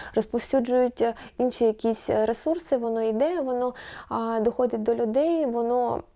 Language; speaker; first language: Ukrainian; non-native, local second language; Russian